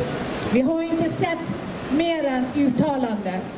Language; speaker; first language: Swedish; non-native, fluent; Persian